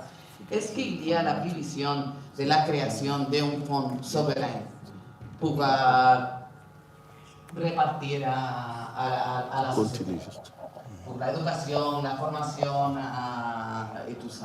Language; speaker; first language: French; non-native, learner; Spanish